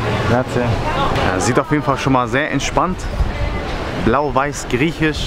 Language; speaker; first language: German; native; German